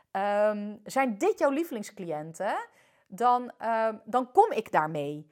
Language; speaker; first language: Dutch; early bilingual, other home language; French